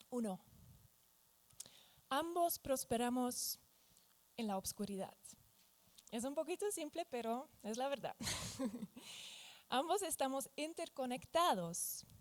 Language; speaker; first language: Spanish; non-native, fluent; Dutch